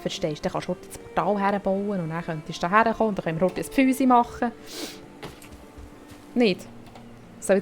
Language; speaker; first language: German; native; German